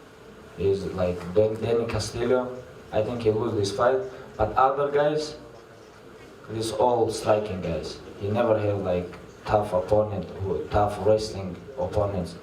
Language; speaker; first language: English; non-native, learner; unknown